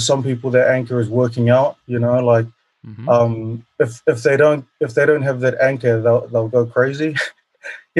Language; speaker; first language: English; native; English